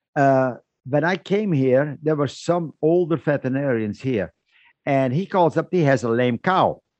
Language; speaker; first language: English; non-native, fluent; Dutch